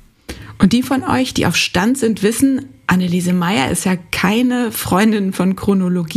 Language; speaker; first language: German; native; German